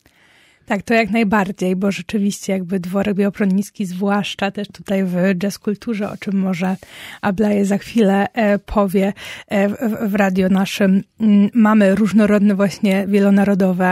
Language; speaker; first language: Polish; native; Polish